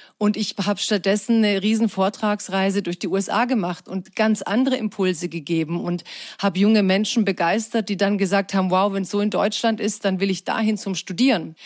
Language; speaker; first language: German; early bilingual, other home language; Croatian